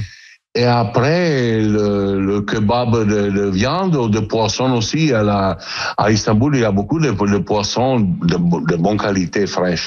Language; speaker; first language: French; non-native, learner; Italian